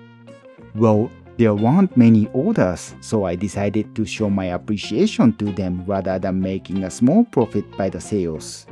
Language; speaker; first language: English; non-native, fluent; Japanese